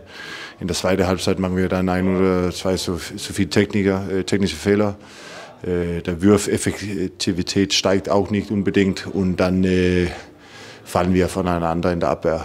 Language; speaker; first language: German; non-native, fluent; Danish